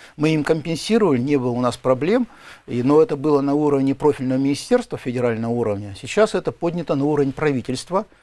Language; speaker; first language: Russian; native; Russian